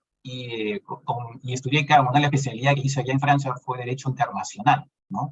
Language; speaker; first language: Spanish; native; Spanish